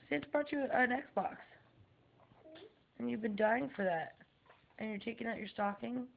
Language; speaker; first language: English; native; English